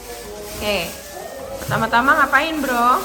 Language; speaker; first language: Indonesian; native; Indonesian